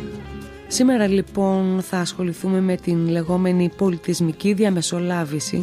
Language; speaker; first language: Greek; native; Greek